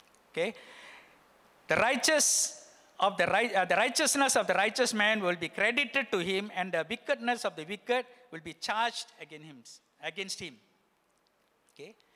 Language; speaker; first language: English; non-native, local second language; Tamil